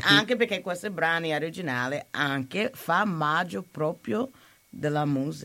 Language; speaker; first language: Italian; non-native, learner; English